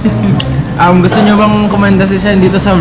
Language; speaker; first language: Spanish; non-native, learner; Filipino